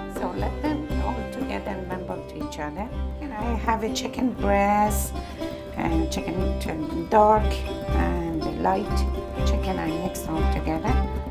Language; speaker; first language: English; non-native, learner; Persian